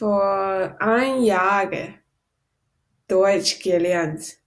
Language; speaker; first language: German; non-native, learner; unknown